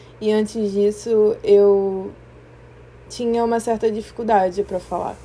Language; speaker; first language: Portuguese; native; Portuguese